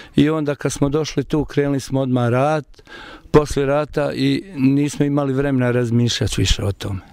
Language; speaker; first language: Croatian; native; Croatian